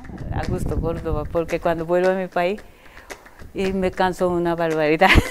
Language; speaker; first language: Spanish; non-native, learner; Japanese